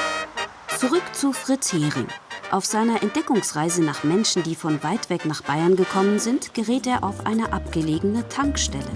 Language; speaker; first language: German; native; German